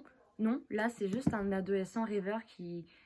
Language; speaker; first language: French; native; French